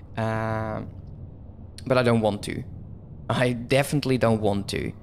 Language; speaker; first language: English; non-native, fluent; Dutch